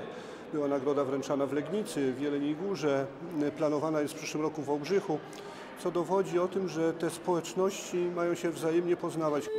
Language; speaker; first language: Polish; native; Polish